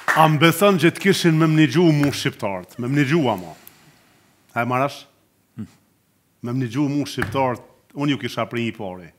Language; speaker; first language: Albanian; native; Albanian